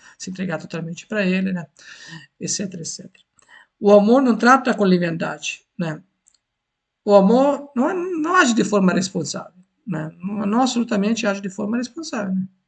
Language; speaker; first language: Portuguese; non-native, fluent; Italian